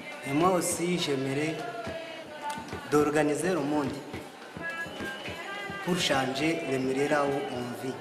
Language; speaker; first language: French; non-native, local second language; Kinyarwanda